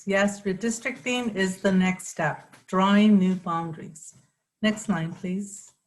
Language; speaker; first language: English; native; English